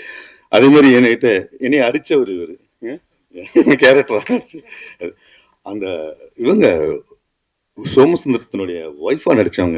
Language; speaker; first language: Tamil; native; Tamil